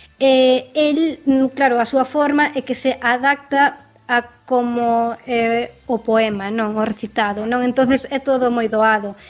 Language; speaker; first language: Galician; native; Galician